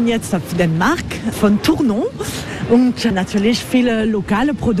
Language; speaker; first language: German; non-native, learner; French